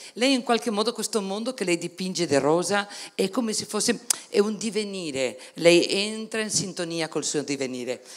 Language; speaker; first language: Italian; non-native, fluent; Spanish